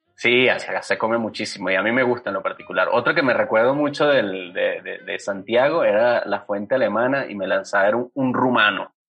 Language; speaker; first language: Spanish; native; Spanish